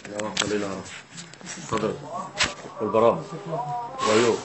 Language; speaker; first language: Arabic; native; Arabic